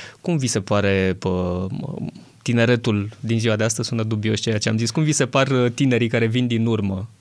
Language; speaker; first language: Romanian; native; Romanian